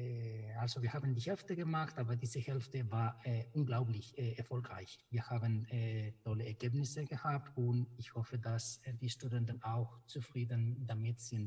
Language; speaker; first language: German; non-native, fluent; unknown